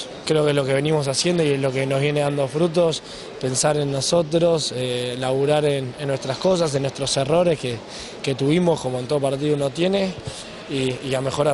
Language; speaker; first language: Spanish; native; Spanish